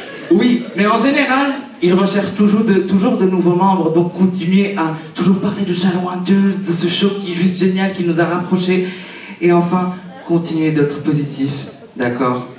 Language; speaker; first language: French; native; French